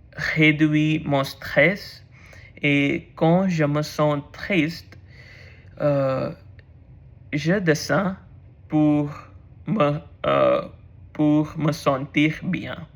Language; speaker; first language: French; non-native, learner; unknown